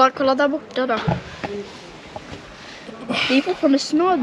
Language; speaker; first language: Swedish; native; Swedish